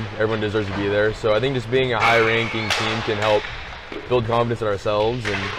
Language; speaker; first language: English; native; English